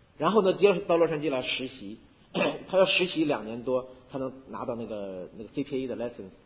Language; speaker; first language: Chinese; native; Chinese